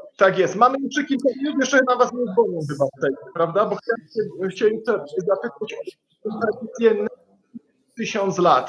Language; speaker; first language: Polish; native; Polish